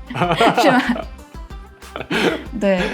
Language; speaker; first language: Chinese; non-native, fluent; Thai